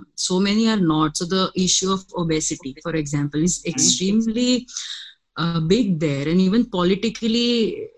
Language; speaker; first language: English; non-native, local second language; Gujarati